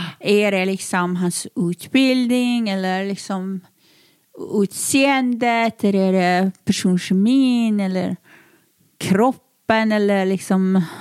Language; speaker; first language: Swedish; non-native, fluent; Persian